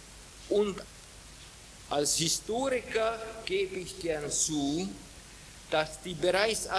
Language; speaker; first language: German; non-native, fluent; Czech